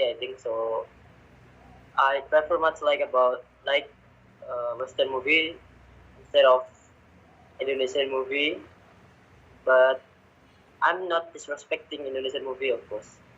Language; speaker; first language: English; non-native, learner; Indonesian